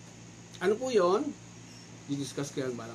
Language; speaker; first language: Filipino; native; Filipino